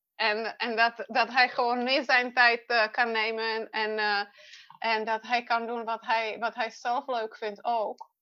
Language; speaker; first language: Dutch; non-native, fluent; Czech